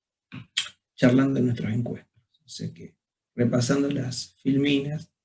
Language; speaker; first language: Spanish; native; Spanish